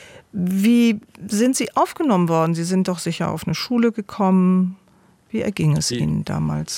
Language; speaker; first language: German; native; German